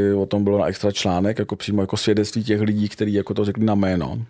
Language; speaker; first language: Czech; non-native, fluent; Armenian